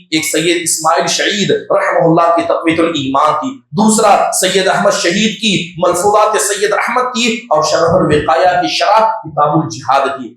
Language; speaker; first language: Urdu; native; Urdu